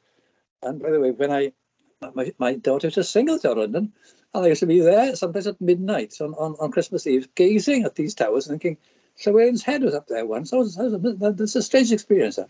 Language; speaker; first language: English; non-native, local second language; Welsh